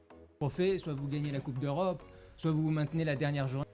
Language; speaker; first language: French; native; French